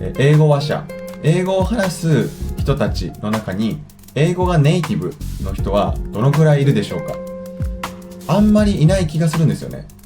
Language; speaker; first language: Japanese; native; Japanese